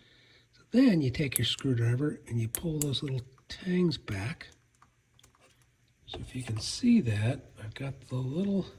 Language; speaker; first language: English; native; English